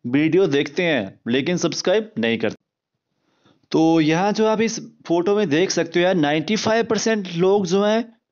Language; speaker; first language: Hindi; non-native, local second language; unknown